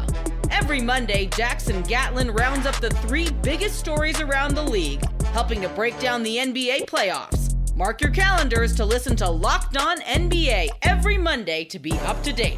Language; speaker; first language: English; native; English